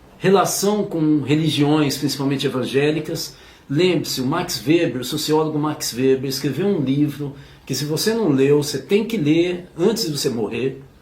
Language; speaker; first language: Portuguese; native; Portuguese